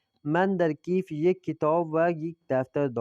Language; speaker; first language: Persian; non-native, fluent; Urdu